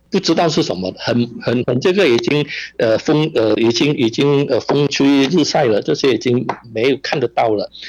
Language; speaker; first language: Chinese; non-native, local second language; Min Nan Chinese